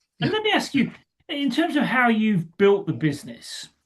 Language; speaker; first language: English; native; English